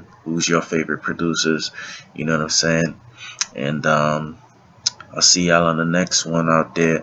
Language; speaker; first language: English; native; English